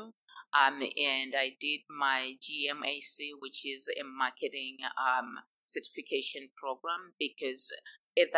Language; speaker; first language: English; non-native, local second language; Shona